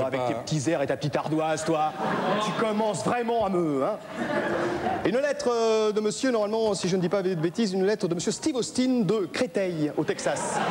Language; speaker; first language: French; native; French